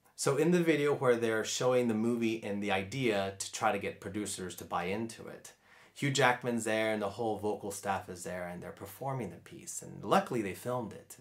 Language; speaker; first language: English; native; English